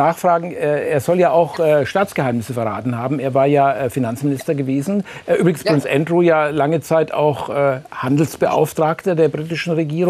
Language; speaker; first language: German; native; German